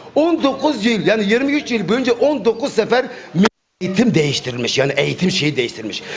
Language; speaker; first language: Turkish; native; Turkish